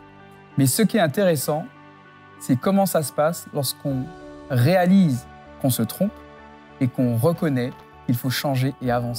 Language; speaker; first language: French; native; French